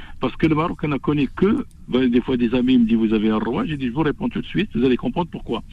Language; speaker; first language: French; non-native, local second language; Arabic